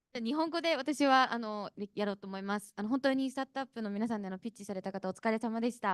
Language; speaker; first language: Japanese; native; Japanese